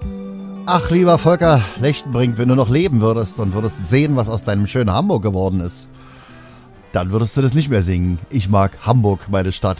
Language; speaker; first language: German; native; German